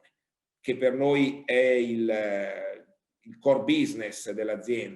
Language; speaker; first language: Italian; native; Italian